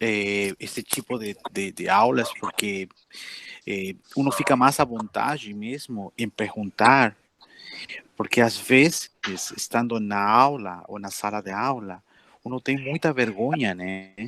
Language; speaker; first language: Portuguese; non-native, fluent; Spanish